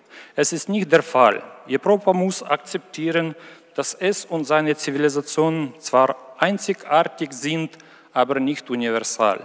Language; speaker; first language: German; non-native, fluent; Ukrainian